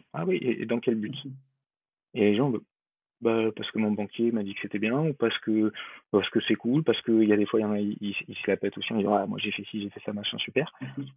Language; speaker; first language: French; native; French